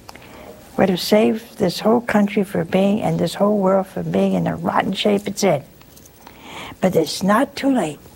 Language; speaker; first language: English; native; English